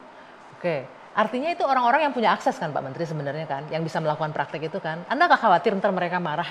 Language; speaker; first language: Indonesian; native; Indonesian